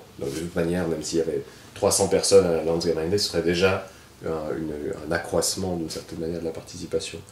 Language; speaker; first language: French; native; French